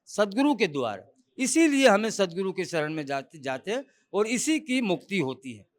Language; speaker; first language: Urdu; non-native, local second language; Gujarati